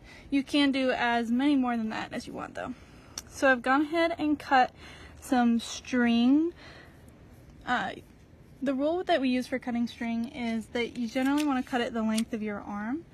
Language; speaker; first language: English; native; English